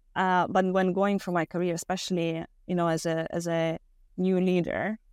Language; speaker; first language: English; non-native, fluent; Romanian